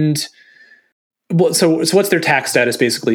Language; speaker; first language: English; native; English